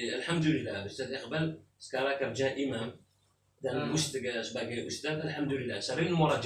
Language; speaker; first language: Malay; non-native, fluent; Arabic